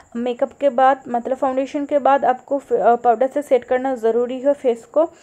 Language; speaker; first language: Hindi; non-native, local second language; Bangla